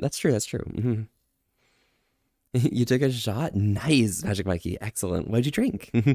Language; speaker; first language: English; native; English